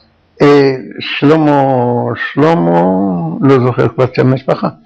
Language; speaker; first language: Italian; non-native, local second language; Arabic